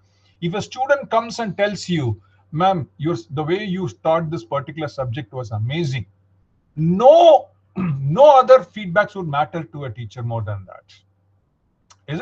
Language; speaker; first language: English; non-native, local second language; Tamil